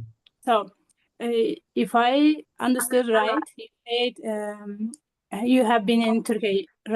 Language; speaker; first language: English; non-native, learner; Azerbaijani